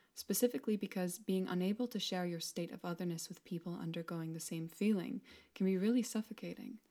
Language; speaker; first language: English; non-native, fluent; Spanish